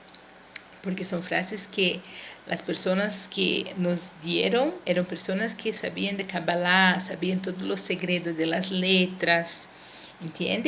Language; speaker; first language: Spanish; non-native, fluent; Portuguese